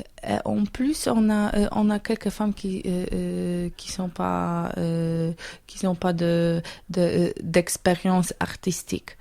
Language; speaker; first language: French; non-native, learner; Polish